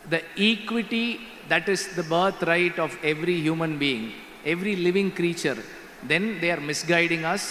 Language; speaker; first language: English; non-native, local second language; Tamil